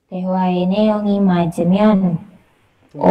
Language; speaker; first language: Korean; non-native, learner; Indonesian